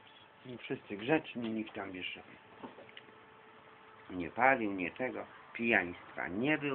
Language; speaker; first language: Polish; native; Polish